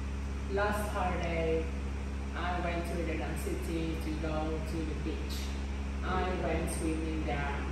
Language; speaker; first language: English; non-native, learner; Vietnamese